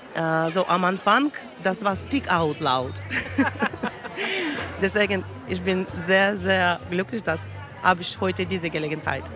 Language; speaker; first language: German; non-native, learner; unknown